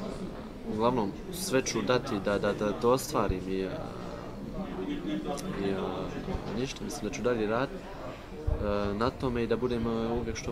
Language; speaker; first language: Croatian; early bilingual, heritage; Bosnian